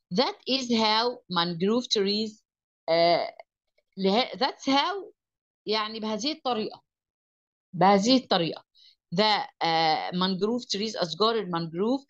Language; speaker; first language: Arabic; native; Arabic